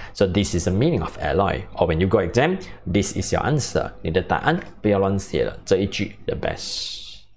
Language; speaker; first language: English; non-native, local second language; Chinese